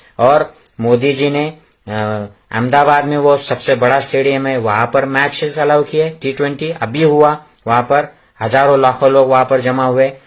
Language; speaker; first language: Hindi; non-native, local second language; Marathi